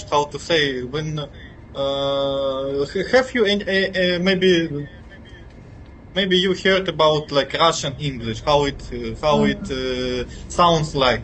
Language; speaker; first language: English; non-native, fluent; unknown